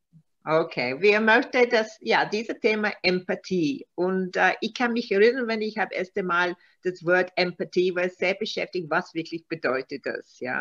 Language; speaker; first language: German; non-native, learner; Maltese